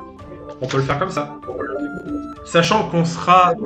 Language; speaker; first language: French; native; French